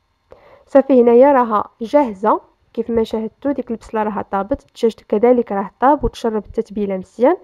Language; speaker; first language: Arabic; native; Arabic